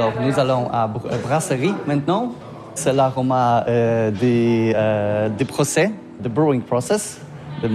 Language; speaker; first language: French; non-native, learner; Polish